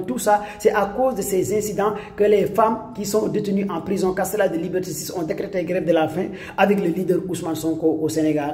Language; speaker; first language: French; non-native, local second language; Wolof